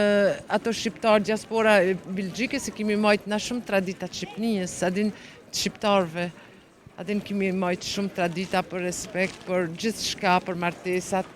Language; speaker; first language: Albanian; early bilingual, heritage; Albanian